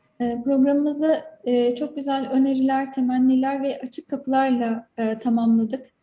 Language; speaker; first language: Turkish; native; Turkish